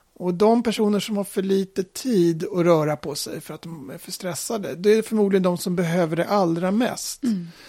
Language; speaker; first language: Swedish; native; Swedish